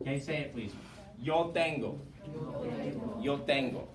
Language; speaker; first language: Spanish; non-native, fluent; English